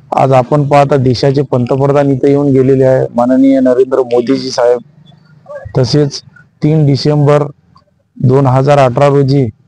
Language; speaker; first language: Marathi; non-native, local second language; Lambadi